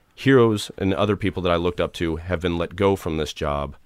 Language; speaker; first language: English; native; English